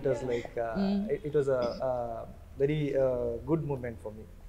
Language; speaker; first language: Telugu; non-native, learner; Kannada